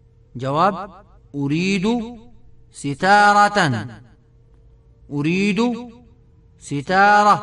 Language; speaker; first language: Arabic; non-native, fluent; Pashto